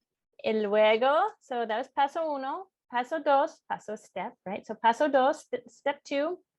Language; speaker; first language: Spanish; non-native, fluent; English